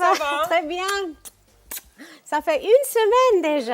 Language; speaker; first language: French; non-native, fluent; English